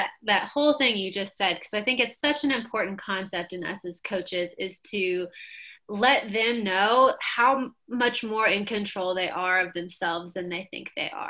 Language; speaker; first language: English; native; English